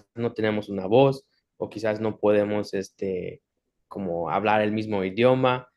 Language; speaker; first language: Spanish; early bilingual, heritage; Spanish